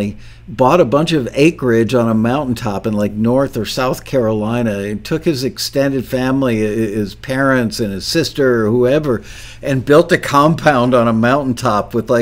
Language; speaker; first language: English; native; English